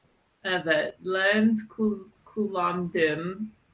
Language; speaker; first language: Turkish; non-native, learner; English